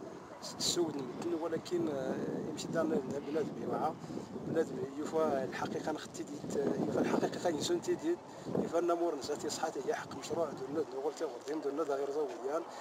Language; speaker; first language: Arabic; non-native, local second language; Berber languages